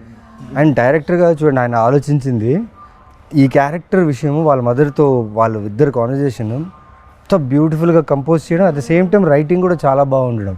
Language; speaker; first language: Telugu; native; Telugu